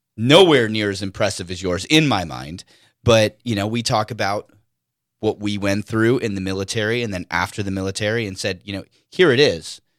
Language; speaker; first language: English; native; English